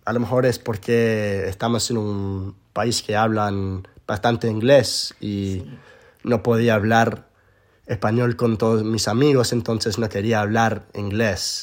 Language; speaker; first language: Spanish; early bilingual, heritage; Spanish